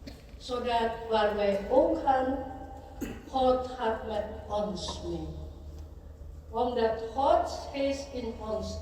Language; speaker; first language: Dutch; non-native, fluent; Indonesian